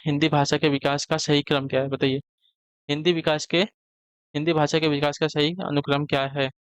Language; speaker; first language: Hindi; native; Hindi